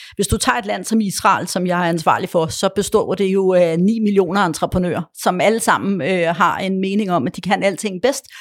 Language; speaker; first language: Danish; early bilingual, other home language; Polish